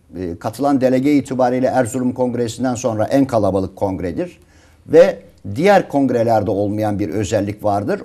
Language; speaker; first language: Turkish; native; Turkish